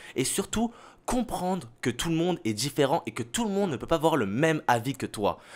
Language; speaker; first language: French; native; French